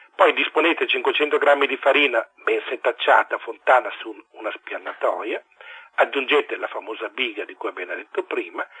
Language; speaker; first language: Italian; native; Italian